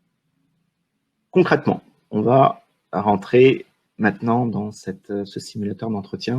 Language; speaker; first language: French; native; French